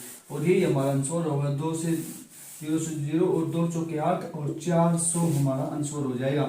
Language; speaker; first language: Hindi; native; Hindi